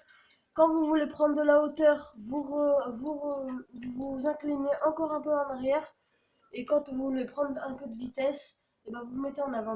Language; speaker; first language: French; native; French